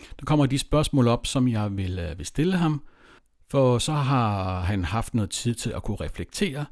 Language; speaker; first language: Danish; native; Danish